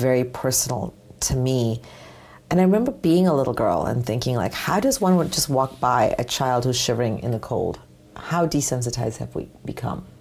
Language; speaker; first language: English; native; English